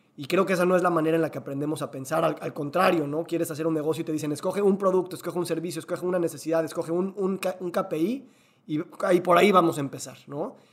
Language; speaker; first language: Spanish; native; Spanish